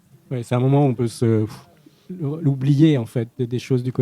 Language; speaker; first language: French; native; French